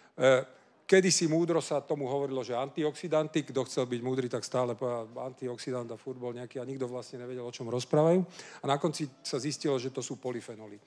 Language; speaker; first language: Slovak; non-native, local second language; Hungarian